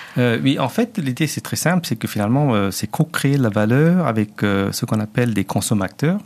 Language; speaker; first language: French; non-native, local second language; Tamil